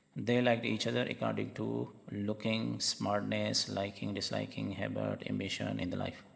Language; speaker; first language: English; non-native, local second language; Urdu